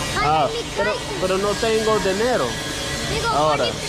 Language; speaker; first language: Spanish; non-native, learner; English